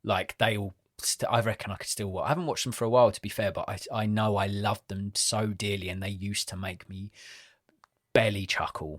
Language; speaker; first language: English; native; English